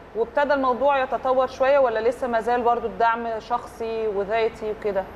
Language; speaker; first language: Arabic; native; Arabic